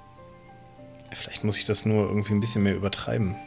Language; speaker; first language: German; native; German